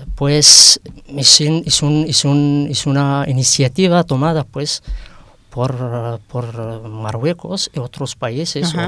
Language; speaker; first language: Spanish; non-native, fluent; Arabic